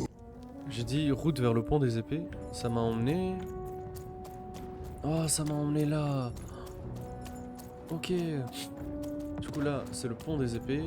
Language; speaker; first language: French; native; French